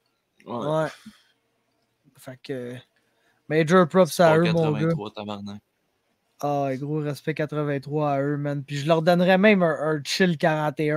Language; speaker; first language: French; native; French